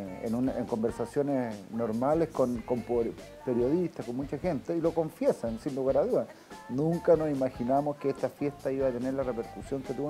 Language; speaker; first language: Spanish; native; Spanish